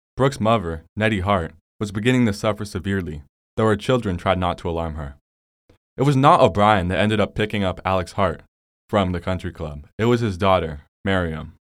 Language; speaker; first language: English; native; English